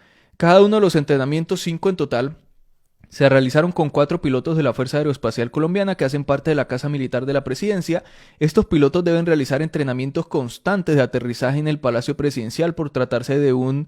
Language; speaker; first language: Spanish; native; Spanish